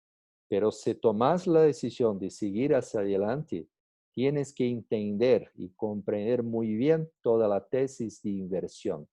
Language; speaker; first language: Spanish; non-native, fluent; Portuguese